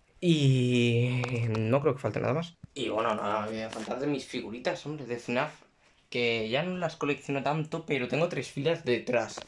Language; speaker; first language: Spanish; native; Spanish